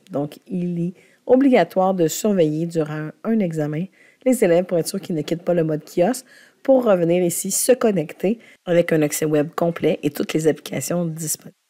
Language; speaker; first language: French; native; French